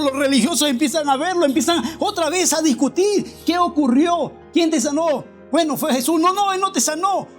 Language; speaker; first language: Spanish; native; Spanish